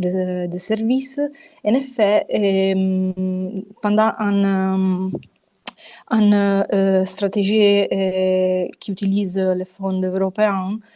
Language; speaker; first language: French; non-native, fluent; Italian